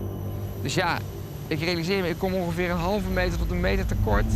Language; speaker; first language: Dutch; native; Dutch